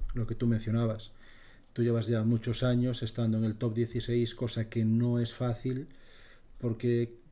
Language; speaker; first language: Spanish; native; Spanish